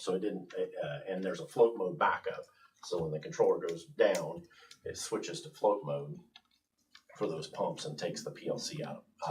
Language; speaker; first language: English; native; English